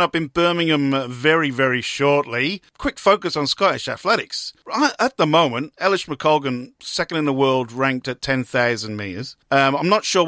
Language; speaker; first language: English; native; English